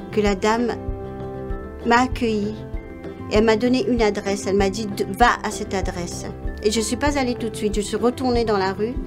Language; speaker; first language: French; non-native, local second language; Morisyen